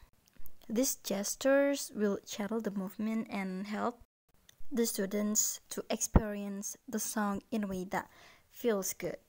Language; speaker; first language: English; non-native, learner; Indonesian